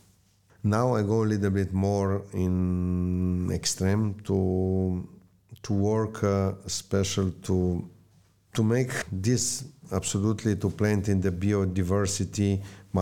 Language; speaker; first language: English; non-native, learner; Slovenian